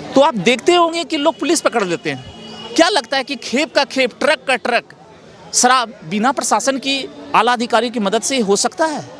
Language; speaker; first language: Hindi; native; Hindi